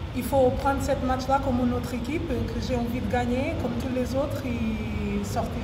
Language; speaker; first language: French; non-native, learner; Portuguese